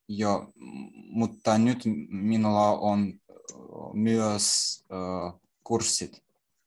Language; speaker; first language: Finnish; non-native, learner; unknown